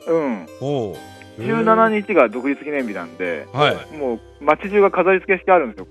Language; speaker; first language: Japanese; native; Japanese